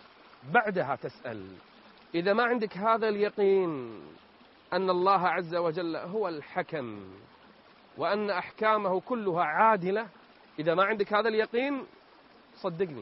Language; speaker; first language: Arabic; native; Arabic